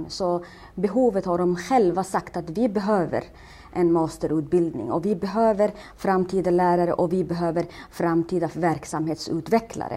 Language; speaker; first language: Swedish; non-native, fluent; Somali